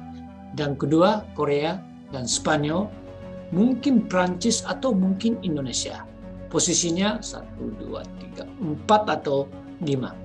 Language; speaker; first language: Indonesian; non-native, fluent; Japanese